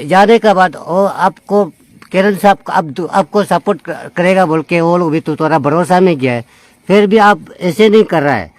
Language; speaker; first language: Hindi; non-native, local second language; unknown